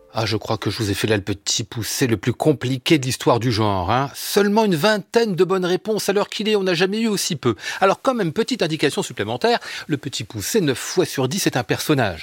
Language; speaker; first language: French; native; French